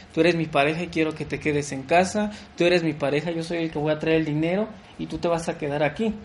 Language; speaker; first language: Spanish; early bilingual, heritage; French